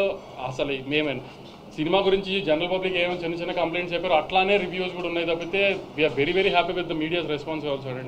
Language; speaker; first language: Telugu; native; Telugu